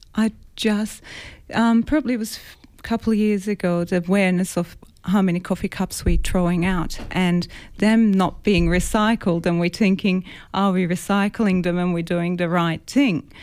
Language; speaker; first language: English; non-native, fluent; Greek